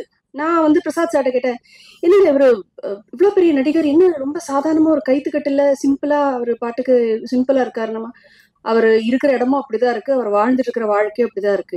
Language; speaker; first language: Tamil; native; Tamil